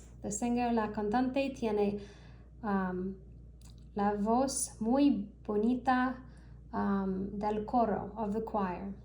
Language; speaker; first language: Spanish; non-native, learner; English